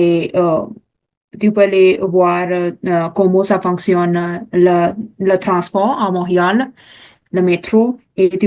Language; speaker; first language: French; non-native, learner; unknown